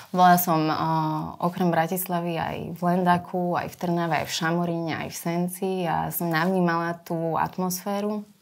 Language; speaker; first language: Slovak; native; Slovak